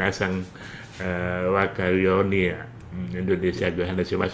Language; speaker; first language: Japanese; non-native, learner; Indonesian